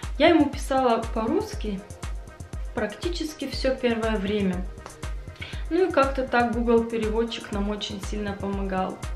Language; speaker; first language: Russian; native; Russian